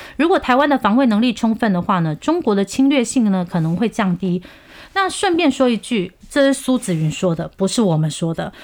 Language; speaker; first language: Chinese; non-native, fluent; Korean